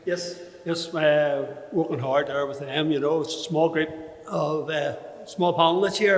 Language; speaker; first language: English; native; English